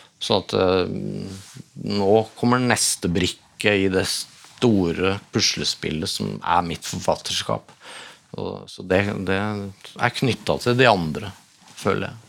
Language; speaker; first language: Norwegian; native; Norwegian